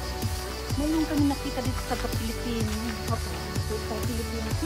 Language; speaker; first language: Filipino; non-native, local second language; Cebuano